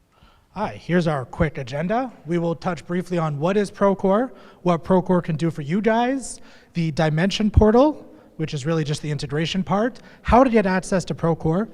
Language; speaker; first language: English; native; English